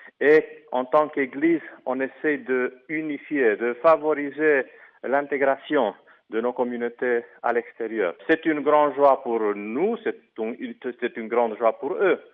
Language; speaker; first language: French; non-native, fluent; Romanian